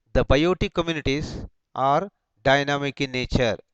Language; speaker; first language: English; non-native, local second language; Kannada